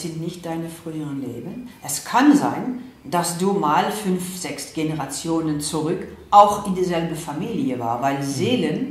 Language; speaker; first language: German; non-native, fluent; Dutch